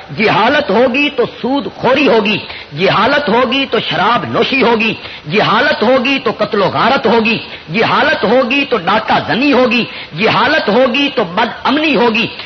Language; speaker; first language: Urdu; non-native, local second language; Punjabi